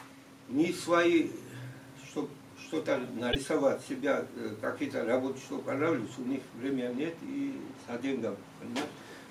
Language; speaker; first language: Russian; non-native, fluent; Georgian